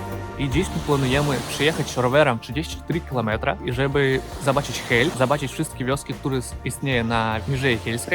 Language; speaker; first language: Polish; non-native, learner; Russian